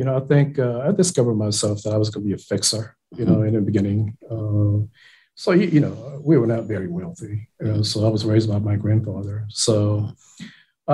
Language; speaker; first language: English; non-native, fluent; Japanese